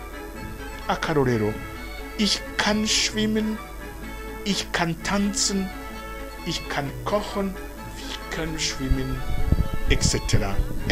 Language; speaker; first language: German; non-native, fluent; Rundi